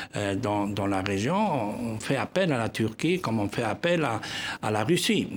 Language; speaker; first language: French; non-native, fluent; Spanish